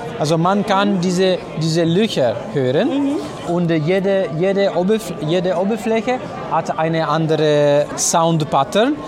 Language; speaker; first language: German; non-native, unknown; Italian